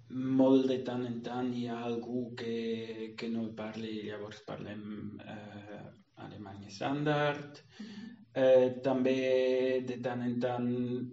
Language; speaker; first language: Catalan; non-native, fluent; German